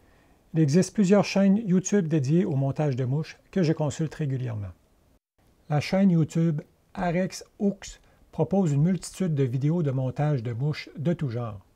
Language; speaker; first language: French; native; French